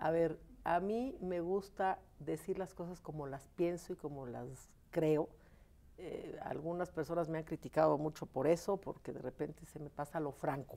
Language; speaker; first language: Spanish; native; Spanish